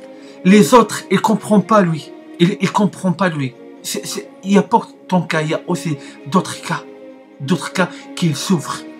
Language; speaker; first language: French; non-native, learner; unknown